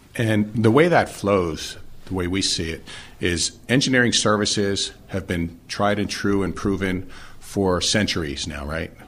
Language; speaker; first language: English; native; English